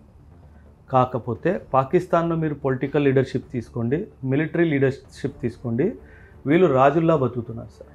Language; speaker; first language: Telugu; non-native, local second language; Punjabi